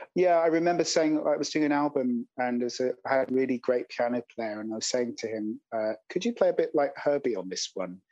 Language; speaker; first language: English; native; English